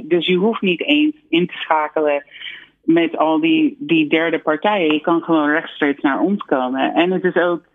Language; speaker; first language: Dutch; non-native, fluent; English